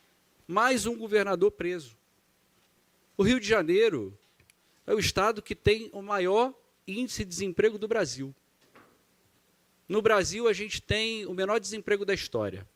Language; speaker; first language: Portuguese; native; Portuguese